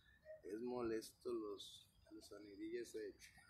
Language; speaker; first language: Spanish; native; Spanish